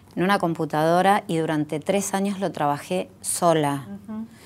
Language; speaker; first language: Spanish; native; Spanish